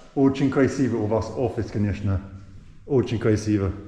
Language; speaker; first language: Russian; non-native, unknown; English